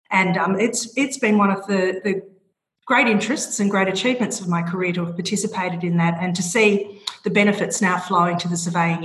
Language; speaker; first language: English; native; English